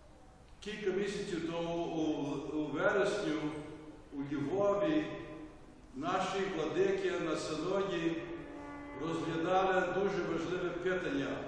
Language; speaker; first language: Ukrainian; early bilingual, heritage; Ukrainian